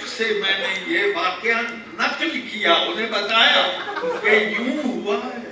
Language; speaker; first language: Urdu; non-native, local second language; Punjabi